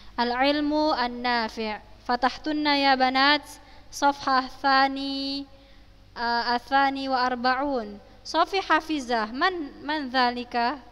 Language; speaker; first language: Arabic; non-native, fluent; Indonesian